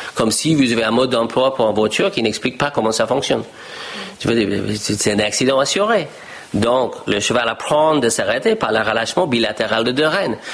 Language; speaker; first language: French; non-native, fluent; English